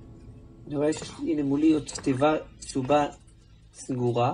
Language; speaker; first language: Hebrew; native; Hebrew